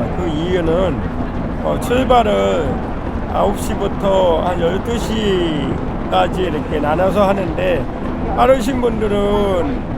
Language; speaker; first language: Korean; native; Korean